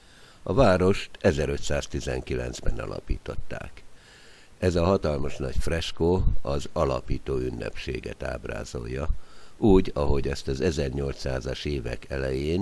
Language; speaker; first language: Hungarian; native; Hungarian